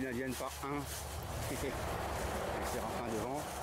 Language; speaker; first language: French; native; French